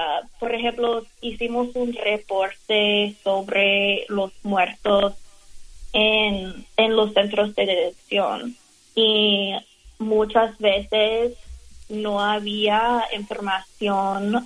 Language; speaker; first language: Spanish; non-native, learner; English